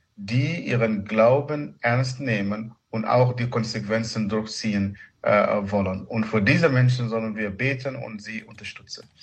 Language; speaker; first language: German; non-native, fluent; Arabic